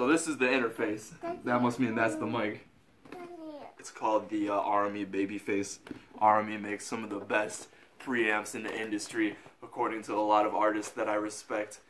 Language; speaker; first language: English; native; English